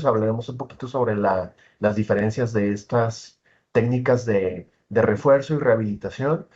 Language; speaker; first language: Spanish; native; Spanish